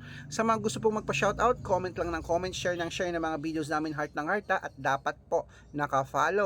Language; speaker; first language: Filipino; native; Filipino